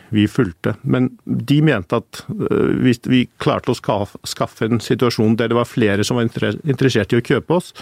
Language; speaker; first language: Norwegian; early bilingual, heritage; Icelandic